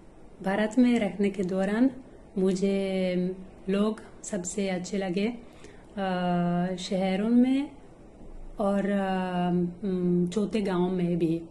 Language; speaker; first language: Hindi; non-native, learner; Italian